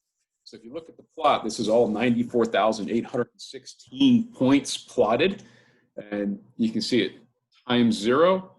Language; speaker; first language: English; native; English